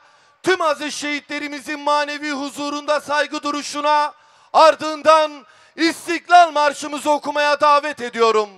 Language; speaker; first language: Turkish; native; Turkish